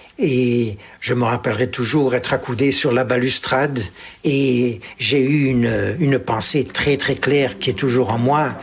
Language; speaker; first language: French; native; French